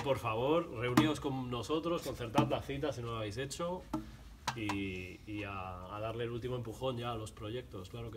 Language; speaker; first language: Spanish; non-native, learner; English